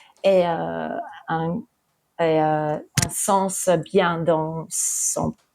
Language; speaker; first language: French; early bilingual, heritage; English